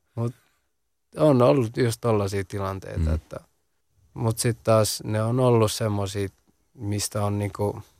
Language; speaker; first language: Finnish; early bilingual, other home language; Central Kurdish